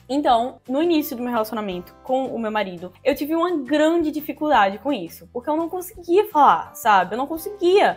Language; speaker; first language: Portuguese; native; Portuguese